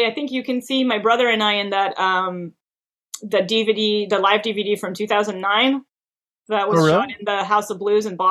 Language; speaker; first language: English; non-native, fluent; Hebrew